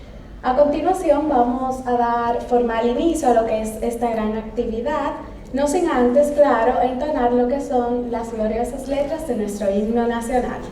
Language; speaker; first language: Spanish; native; Spanish